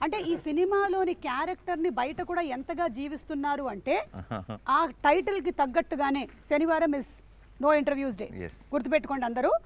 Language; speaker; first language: Telugu; native; Telugu